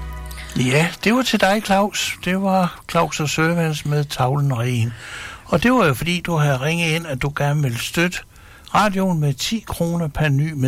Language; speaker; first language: Danish; native; Danish